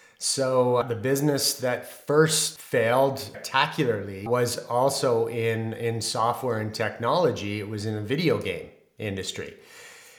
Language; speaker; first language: English; native; English